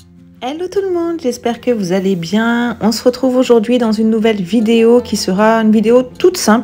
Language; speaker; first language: French; native; French